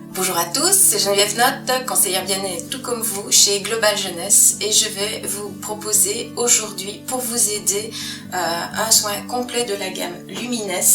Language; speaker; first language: French; native; French